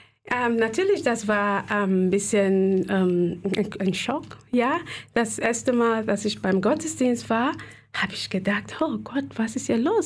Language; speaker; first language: German; non-native, fluent; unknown